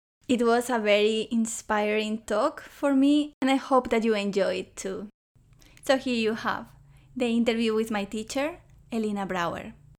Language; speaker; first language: English; non-native, fluent; Spanish